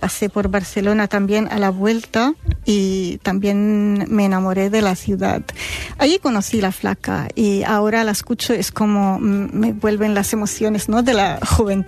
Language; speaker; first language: Spanish; non-native, fluent; Arabic